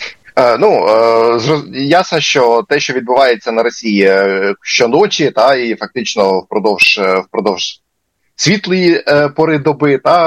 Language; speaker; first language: Ukrainian; native; Ukrainian